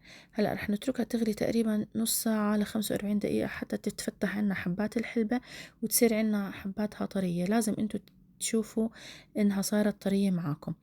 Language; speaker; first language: Arabic; native; Arabic